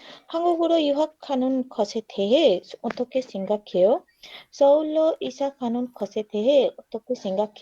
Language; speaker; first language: Korean; non-native, learner; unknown